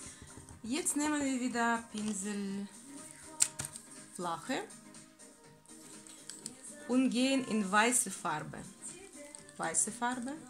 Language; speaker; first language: German; non-native, learner; Russian